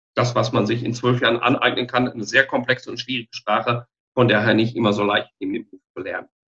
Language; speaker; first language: German; native; German